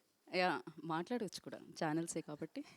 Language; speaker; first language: Telugu; native; Telugu